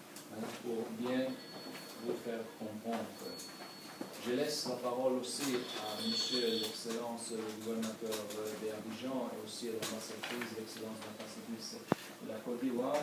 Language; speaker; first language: French; non-native, learner; Italian